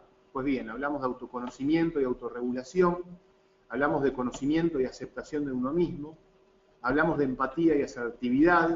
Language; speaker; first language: Spanish; native; Spanish